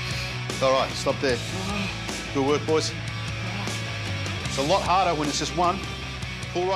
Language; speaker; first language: English; native; English